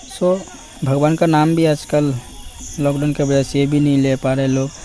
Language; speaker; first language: Hindi; non-native, local second language; Bangla